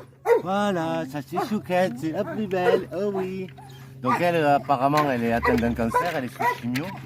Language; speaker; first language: French; native; French